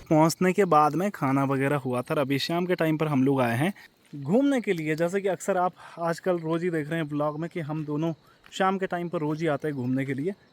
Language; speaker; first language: Hindi; native; Hindi